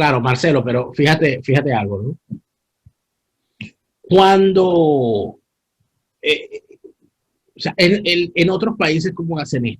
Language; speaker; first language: Spanish; native; Spanish